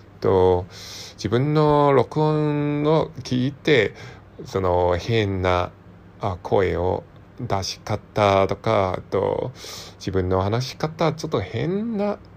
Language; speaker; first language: Japanese; non-native, learner; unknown